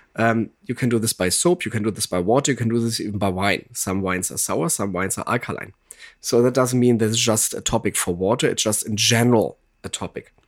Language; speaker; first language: English; non-native, fluent; German